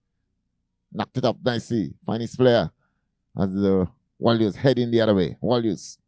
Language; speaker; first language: English; native; English